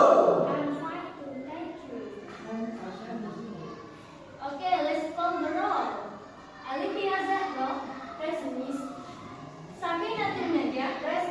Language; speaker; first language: English; non-native, learner; Indonesian